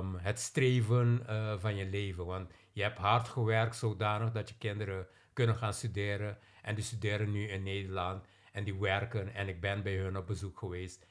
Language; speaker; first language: Dutch; non-native, local second language; Papiamento